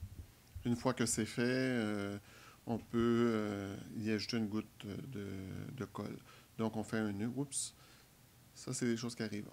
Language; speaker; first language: French; native; French